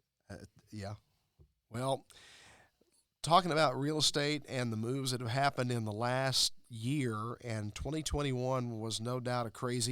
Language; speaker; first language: English; native; English